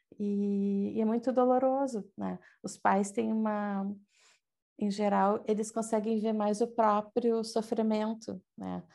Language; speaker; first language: Portuguese; native; Portuguese